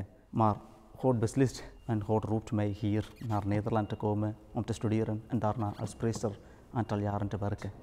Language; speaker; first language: Dutch; non-native, fluent; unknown